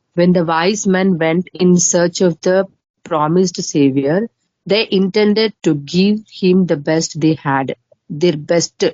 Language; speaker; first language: English; non-native, local second language; Telugu